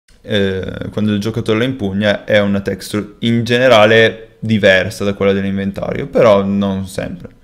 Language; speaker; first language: Italian; native; Italian